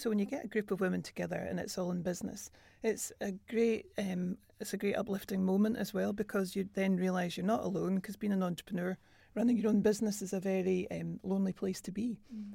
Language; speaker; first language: English; native; English